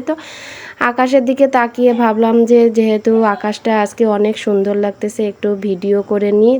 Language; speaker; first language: Bangla; native; Bangla